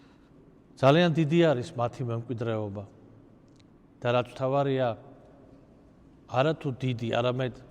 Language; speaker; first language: Georgian; native; Georgian